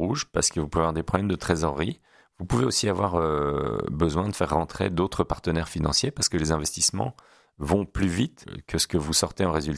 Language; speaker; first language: French; native; French